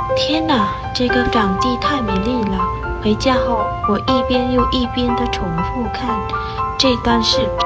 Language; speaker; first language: Chinese; non-native, learner; Vietnamese